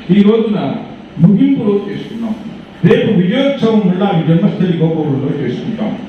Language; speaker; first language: Telugu; native; Telugu